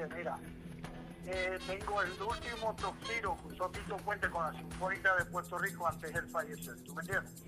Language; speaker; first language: Spanish; early bilingual, heritage; Spanish